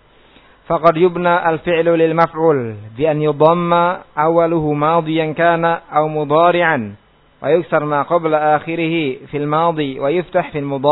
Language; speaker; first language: Arabic; non-native, fluent; Indonesian